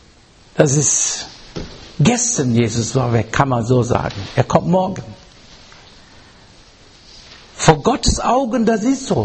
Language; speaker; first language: German; non-native, fluent; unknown